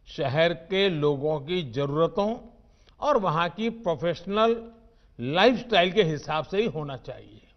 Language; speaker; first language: Hindi; non-native, local second language; Gujarati